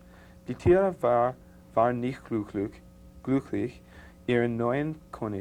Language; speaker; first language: German; non-native, learner; English